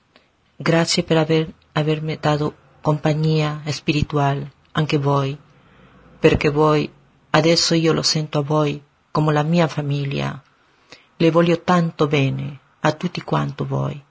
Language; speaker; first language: Italian; non-native, learner; Spanish